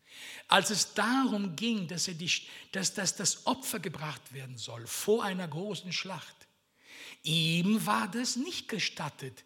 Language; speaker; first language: German; non-native, fluent; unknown